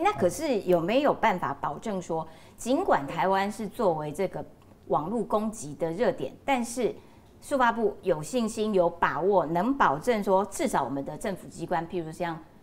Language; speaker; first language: Chinese; native; Chinese